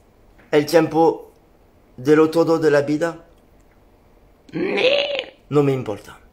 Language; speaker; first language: Spanish; non-native, learner; French